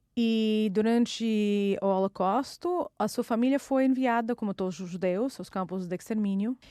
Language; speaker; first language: Portuguese; non-native, fluent; Russian